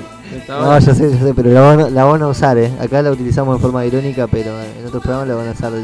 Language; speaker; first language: Spanish; native; Spanish